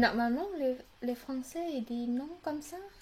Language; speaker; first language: French; non-native, learner; Khmer